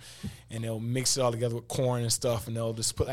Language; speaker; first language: English; native; English